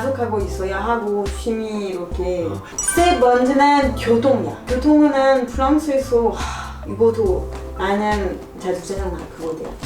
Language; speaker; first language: Korean; non-native, learner; French